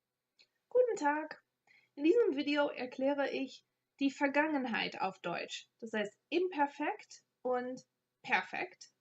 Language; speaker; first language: German; non-native, fluent; English